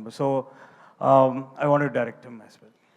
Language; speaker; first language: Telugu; non-native, learner; Tamil